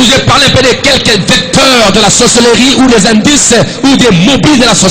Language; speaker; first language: French; non-native, local second language; Lingala